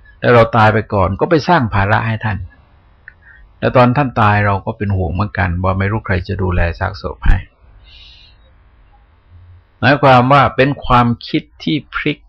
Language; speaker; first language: Thai; native; Thai